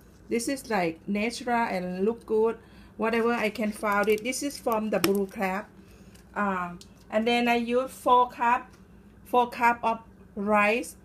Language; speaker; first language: English; non-native, learner; Thai